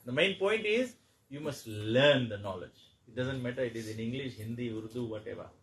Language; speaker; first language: English; non-native, local second language; Hindi